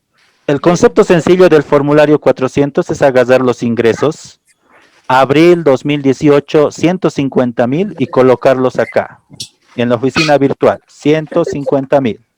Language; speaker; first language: Spanish; native; Spanish